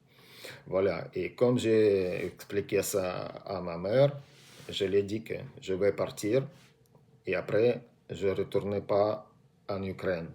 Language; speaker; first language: French; non-native, learner; Russian